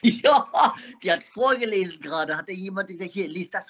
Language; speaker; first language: German; native; German